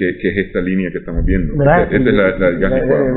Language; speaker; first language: Spanish; native; Spanish